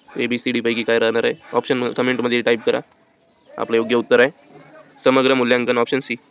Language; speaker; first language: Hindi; non-native, local second language; Marathi